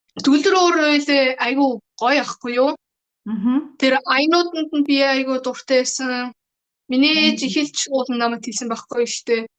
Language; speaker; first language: Mongolian; early bilingual, heritage; Mongolian